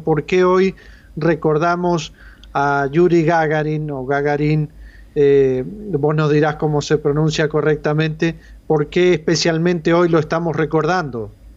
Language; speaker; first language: Spanish; native; Spanish